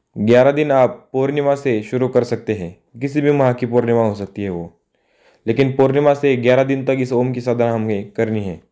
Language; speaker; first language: Hindi; non-native, local second language; Marathi